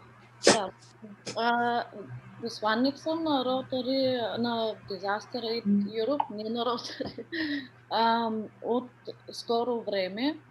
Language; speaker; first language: Bulgarian; early bilingual, heritage; Danish